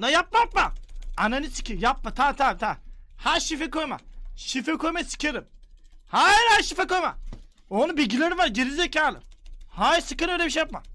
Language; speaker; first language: Turkish; native; Turkish